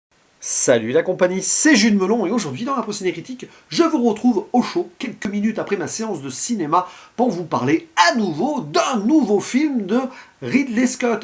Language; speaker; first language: French; native; French